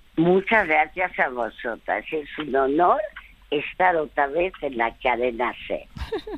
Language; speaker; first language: Spanish; early bilingual, other home language; French